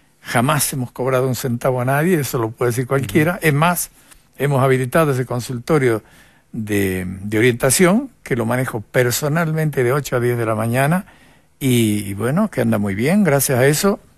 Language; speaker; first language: Spanish; native; Spanish